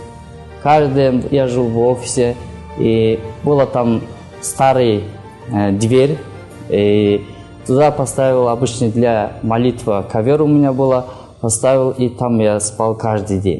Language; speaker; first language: Russian; non-native, learner; Kyrgyz